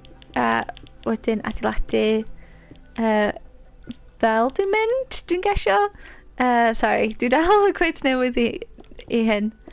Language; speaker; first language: Welsh; native; Welsh